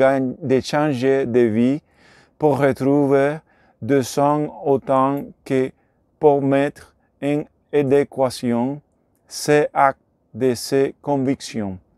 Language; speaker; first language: French; non-native, learner; Spanish